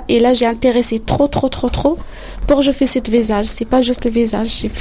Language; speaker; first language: French; non-native, learner; Arabic